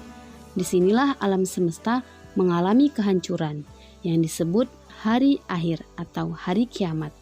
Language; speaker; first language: Indonesian; native; Indonesian